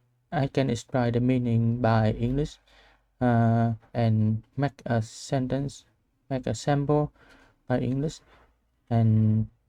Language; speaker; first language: English; non-native, learner; Vietnamese